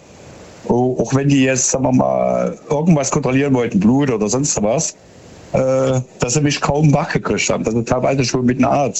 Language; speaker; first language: German; native; German